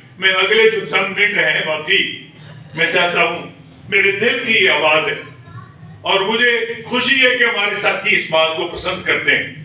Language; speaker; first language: Urdu; non-native, local second language; Punjabi